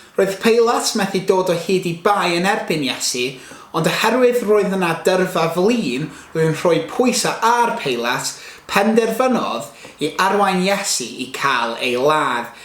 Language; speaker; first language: Welsh; non-native, local second language; English